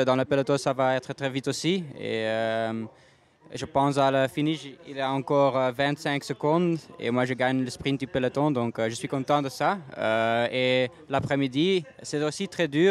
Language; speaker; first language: French; non-native, local second language; Dutch